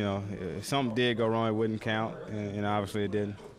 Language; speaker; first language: English; native; English